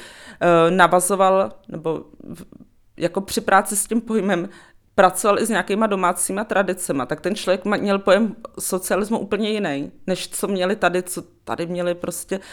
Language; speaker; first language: Czech; native; Czech